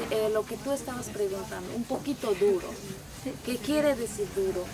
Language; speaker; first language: Spanish; non-native, local second language; Shipibo-Conibo